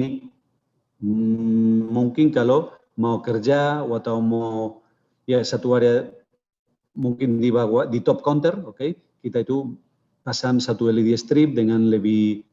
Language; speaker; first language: Indonesian; non-native, fluent; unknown